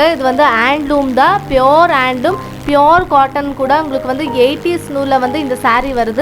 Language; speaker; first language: Tamil; native; Tamil